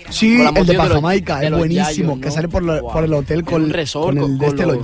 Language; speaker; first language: Spanish; native; Spanish